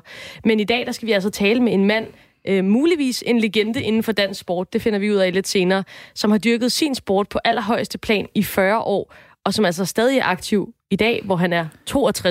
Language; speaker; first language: Danish; native; Danish